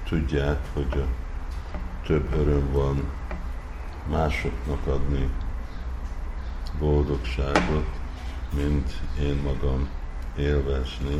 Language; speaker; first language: Hungarian; non-native, fluent; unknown